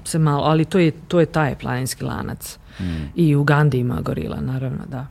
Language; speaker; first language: Serbian; native; Serbian